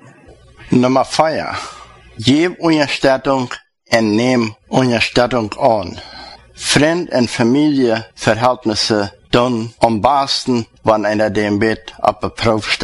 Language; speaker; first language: German; non-native, learner; Plautdietsch